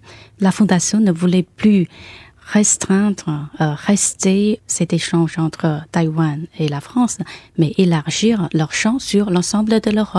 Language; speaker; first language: French; non-native, fluent; Chinese